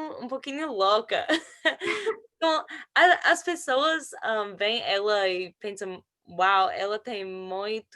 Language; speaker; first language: Portuguese; non-native, learner; English